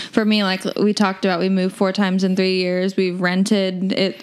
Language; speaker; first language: English; native; English